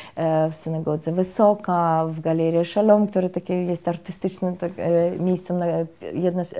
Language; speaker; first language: Polish; non-native, fluent; Russian